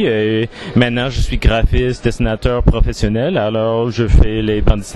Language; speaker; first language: French; non-native, learner; English